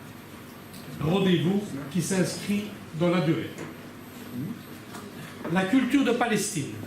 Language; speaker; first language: French; native; French